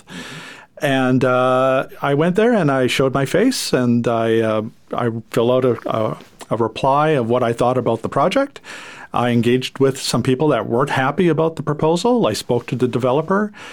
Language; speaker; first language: English; non-native, fluent; French